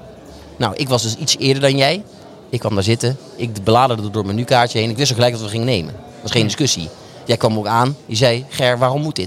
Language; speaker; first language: Dutch; native; Dutch